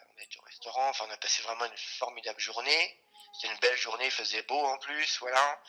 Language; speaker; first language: French; native; French